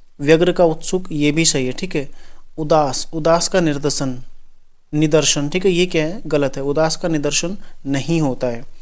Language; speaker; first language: Hindi; native; Hindi